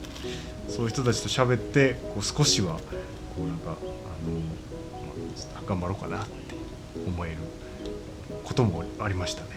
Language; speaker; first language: Japanese; native; Japanese